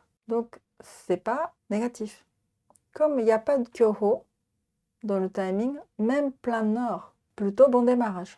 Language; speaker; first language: French; non-native, learner; Japanese